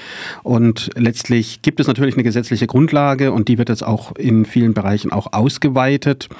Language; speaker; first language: German; native; German